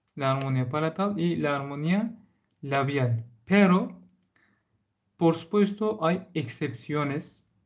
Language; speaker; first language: Spanish; non-native, learner; Turkish